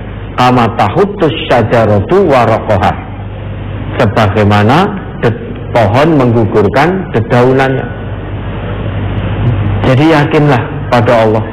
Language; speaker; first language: Indonesian; non-native, local second language; Javanese